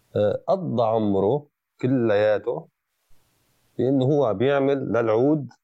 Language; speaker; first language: Arabic; native; Arabic